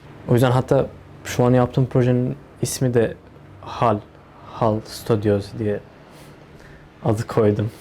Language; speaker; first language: Turkish; early bilingual, other home language; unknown